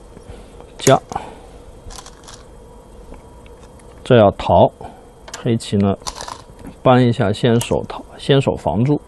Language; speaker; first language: Chinese; native; Chinese